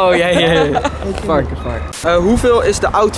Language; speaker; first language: Dutch; native; Dutch